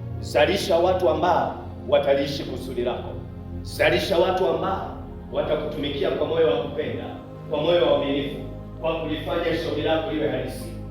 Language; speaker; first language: Swahili; native; Swahili